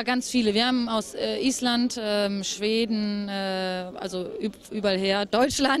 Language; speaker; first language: German; native; German